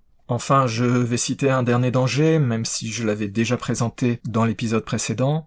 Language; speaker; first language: French; native; French